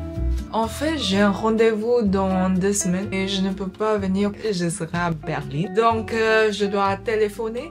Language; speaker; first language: French; non-native, learner; English